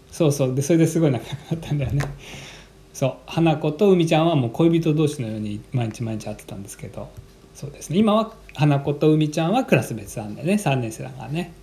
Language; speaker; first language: Japanese; native; Japanese